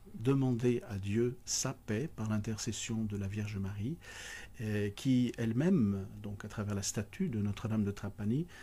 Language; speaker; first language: French; native; French